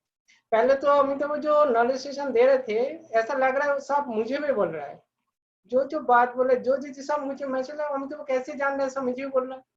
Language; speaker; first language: Hindi; non-native, local second language; Bangla